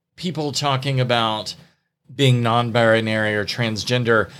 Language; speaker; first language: English; native; English